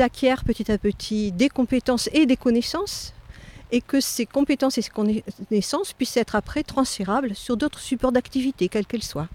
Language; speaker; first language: French; native; French